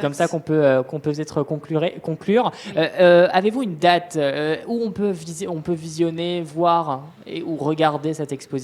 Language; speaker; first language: French; native; French